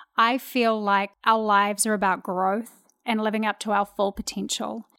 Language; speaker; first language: English; native; English